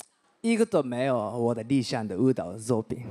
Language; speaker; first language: Chinese; non-native, learner; Japanese